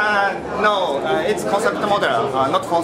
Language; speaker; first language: English; non-native, learner; Japanese